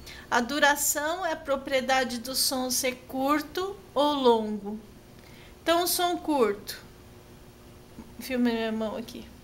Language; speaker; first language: Portuguese; native; Portuguese